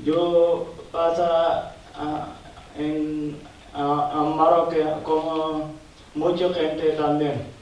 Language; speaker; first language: Spanish; non-native, learner; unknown